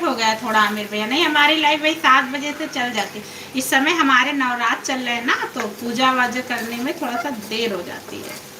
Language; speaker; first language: Hindi; native; Hindi